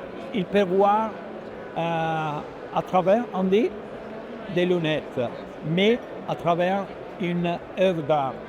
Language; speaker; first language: French; non-native, fluent; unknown